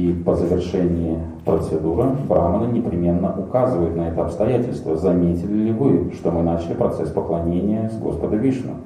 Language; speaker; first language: Russian; native; Russian